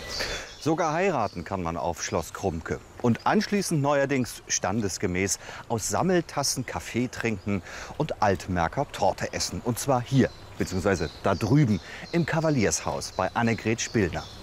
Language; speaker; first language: German; native; German